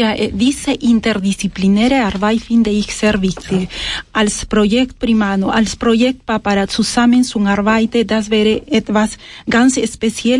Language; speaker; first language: German; non-native, fluent; Spanish